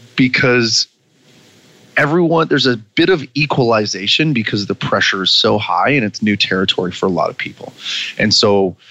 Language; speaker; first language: English; native; English